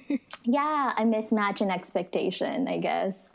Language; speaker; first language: English; non-native, local second language; Filipino